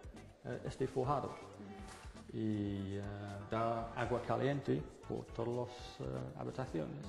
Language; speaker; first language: Spanish; non-native, fluent; English